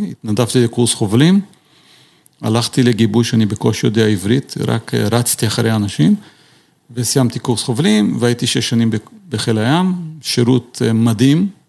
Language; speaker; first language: Hebrew; non-native, fluent; Portuguese